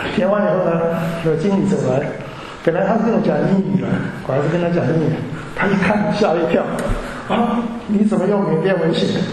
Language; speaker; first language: Chinese; early bilingual, heritage; Chinese